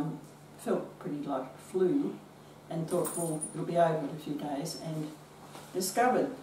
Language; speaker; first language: English; native; English